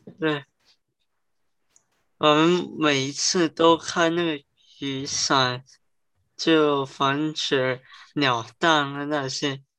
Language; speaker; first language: Chinese; early bilingual, heritage; Chinese